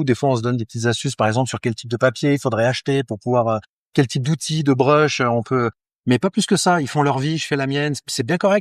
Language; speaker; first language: French; native; French